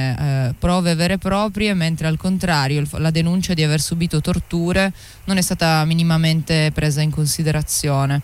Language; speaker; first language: Italian; native; Italian